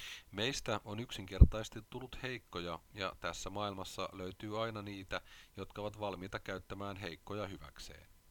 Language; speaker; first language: Finnish; native; Finnish